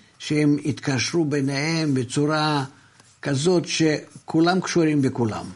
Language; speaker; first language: Hebrew; non-native, fluent; Russian